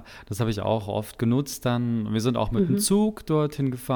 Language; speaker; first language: German; native; German